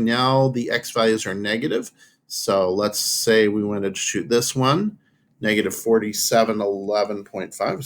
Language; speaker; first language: English; native; English